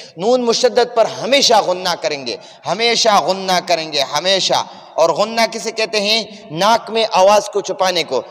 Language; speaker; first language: Urdu; non-native, local second language; Pashto